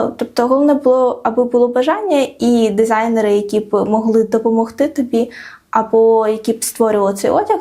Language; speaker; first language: Ukrainian; non-native, local second language; Crimean Tatar